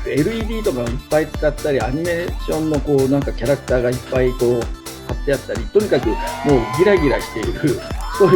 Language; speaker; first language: Japanese; native; Japanese